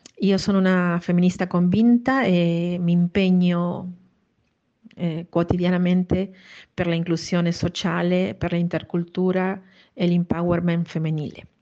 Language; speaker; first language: Italian; non-native, fluent; Spanish